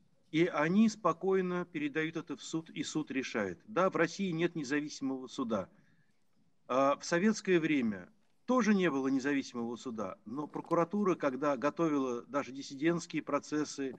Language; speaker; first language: Russian; native; Russian